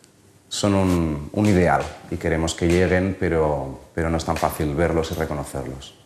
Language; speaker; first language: Spanish; native; Spanish